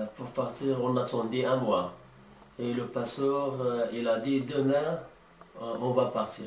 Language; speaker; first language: French; non-native, learner; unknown